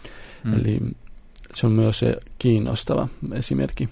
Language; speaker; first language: Finnish; non-native, fluent; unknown